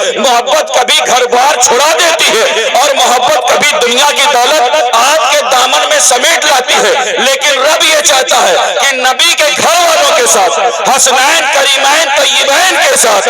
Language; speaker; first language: Urdu; native; Urdu